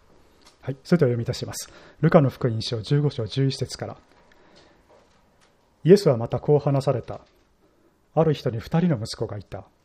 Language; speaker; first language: Japanese; native; Japanese